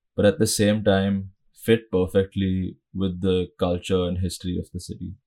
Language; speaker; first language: English; non-native, local second language; Hindi